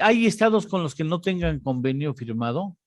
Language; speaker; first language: Spanish; native; Spanish